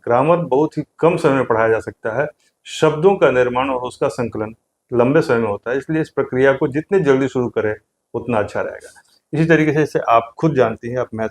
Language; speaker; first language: Hindi; native; Hindi